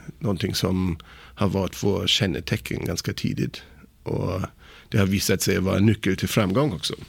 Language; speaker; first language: Swedish; non-native, fluent; German